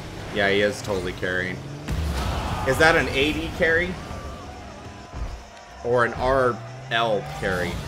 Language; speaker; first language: English; native; English